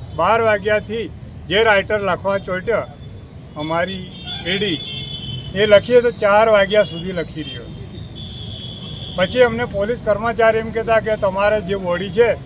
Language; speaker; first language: Gujarati; native; Gujarati